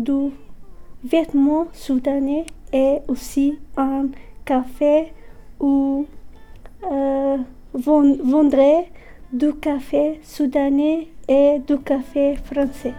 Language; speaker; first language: French; non-native, learner; Arabic